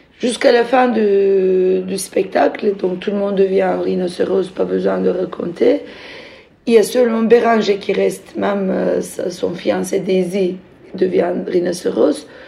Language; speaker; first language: French; non-native, fluent; Turkish